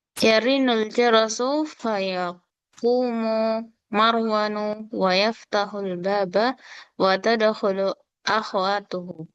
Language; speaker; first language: Arabic; non-native, fluent; Indonesian